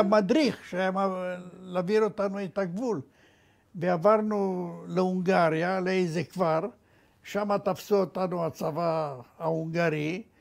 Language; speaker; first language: Hebrew; non-native, fluent; Romanian